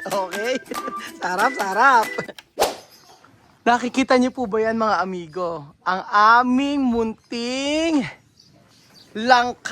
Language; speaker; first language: Filipino; non-native, local second language; Bikol